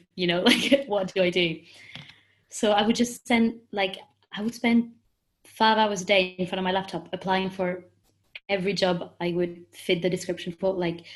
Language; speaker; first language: English; non-native, fluent; French